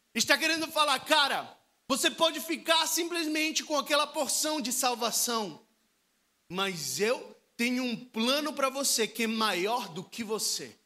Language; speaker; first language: Portuguese; non-native, fluent; Spanish